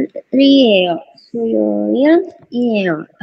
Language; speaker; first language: Korean; non-native, learner; Indonesian